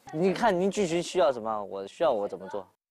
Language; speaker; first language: Chinese; native; Chinese